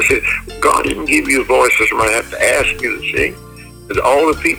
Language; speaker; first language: English; native; English